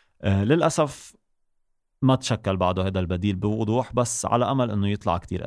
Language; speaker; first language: Arabic; native; Arabic